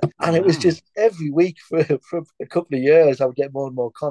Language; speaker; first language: English; native; English